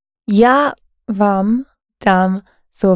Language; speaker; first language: Russian; non-native, learner; English